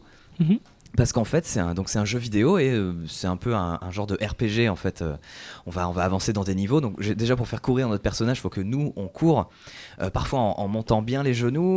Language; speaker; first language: French; native; French